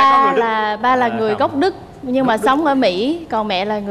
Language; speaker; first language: Vietnamese; native; Vietnamese